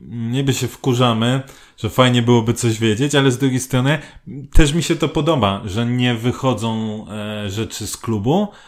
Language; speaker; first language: Polish; native; Polish